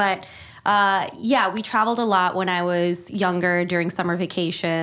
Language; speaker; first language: English; early bilingual, other home language; Kannada